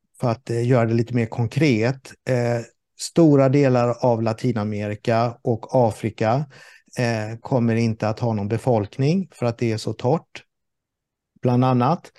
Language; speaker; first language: Swedish; native; Swedish